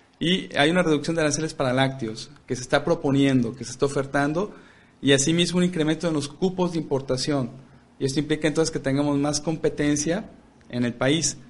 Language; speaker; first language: Spanish; native; Spanish